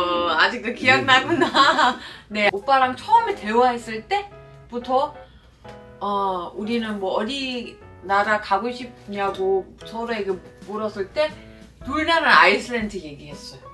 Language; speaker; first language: Korean; non-native, fluent; German